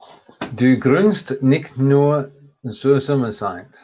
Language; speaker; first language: German; non-native, learner; English